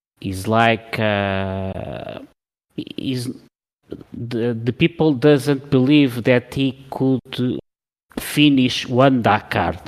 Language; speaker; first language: English; non-native, learner; Portuguese